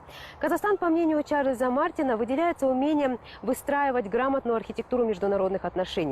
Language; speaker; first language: Russian; native; Russian